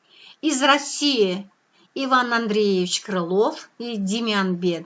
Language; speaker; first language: Russian; non-native, local second language; Kyrgyz